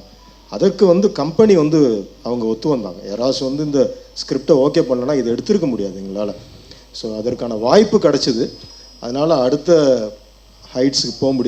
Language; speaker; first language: Tamil; native; Tamil